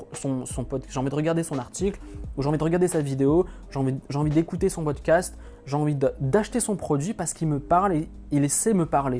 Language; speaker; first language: French; native; French